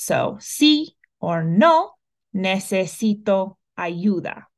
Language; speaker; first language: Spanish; non-native, fluent; English